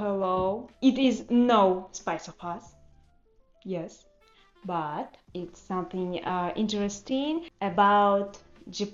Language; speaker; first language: English; non-native, learner; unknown